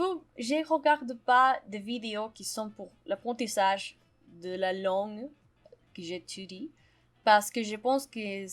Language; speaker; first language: French; non-native, fluent; Spanish